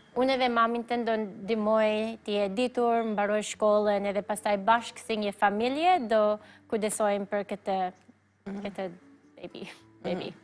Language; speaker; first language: Albanian; non-native, fluent; Filipino